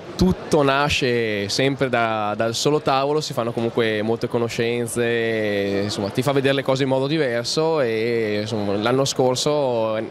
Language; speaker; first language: Italian; native; Italian